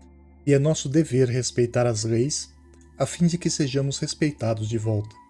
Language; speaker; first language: Portuguese; native; Portuguese